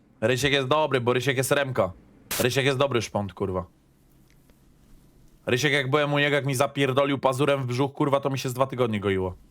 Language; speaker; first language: Polish; native; Polish